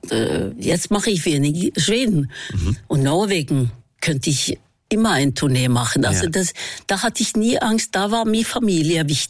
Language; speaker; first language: German; non-native, fluent; Norwegian